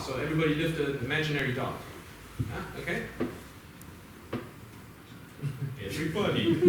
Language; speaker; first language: English; non-native, fluent; German